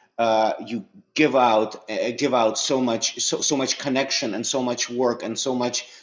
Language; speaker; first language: English; early bilingual, other home language; Russian